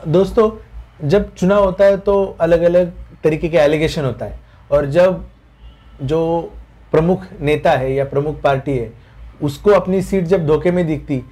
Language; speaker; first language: Hindi; non-native, local second language; Marathi